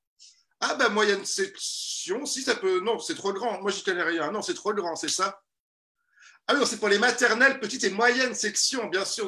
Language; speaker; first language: French; native; French